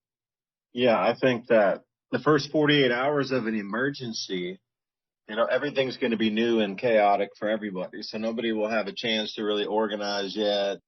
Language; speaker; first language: English; native; English